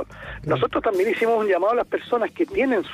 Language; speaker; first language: Spanish; native; Spanish